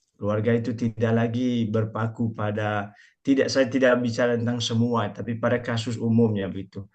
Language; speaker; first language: Indonesian; non-native, local second language; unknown